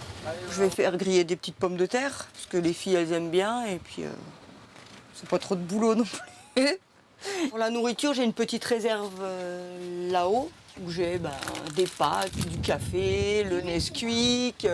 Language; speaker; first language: French; native; French